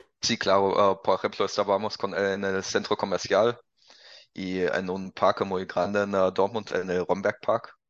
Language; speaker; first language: Spanish; non-native, learner; German